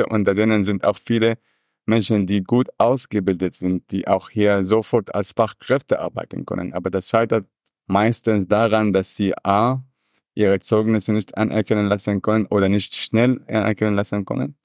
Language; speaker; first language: German; non-native, fluent; Arabic